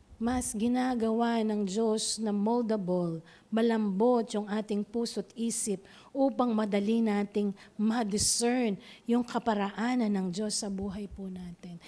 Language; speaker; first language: Filipino; non-native, local second language; Pampanga